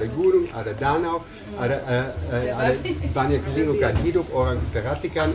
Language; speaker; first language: Indonesian; non-native, learner; German